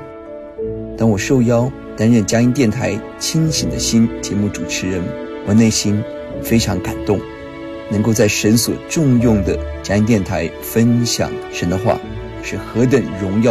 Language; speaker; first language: Chinese; native; Chinese